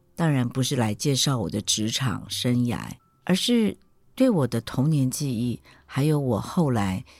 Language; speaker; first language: Chinese; native; Chinese